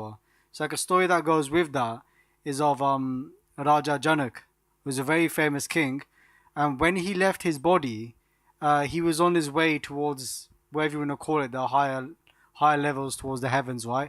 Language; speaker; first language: English; non-native, local second language; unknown